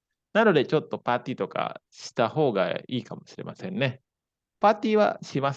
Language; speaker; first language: Japanese; non-native, fluent; Indonesian